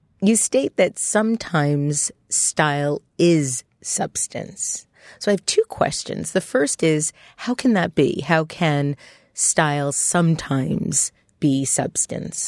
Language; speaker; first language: English; native; English